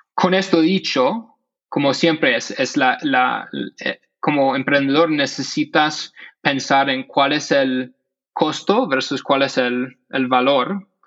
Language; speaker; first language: Spanish; non-native, fluent; English